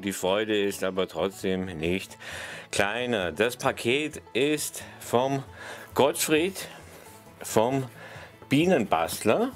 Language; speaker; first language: German; native; German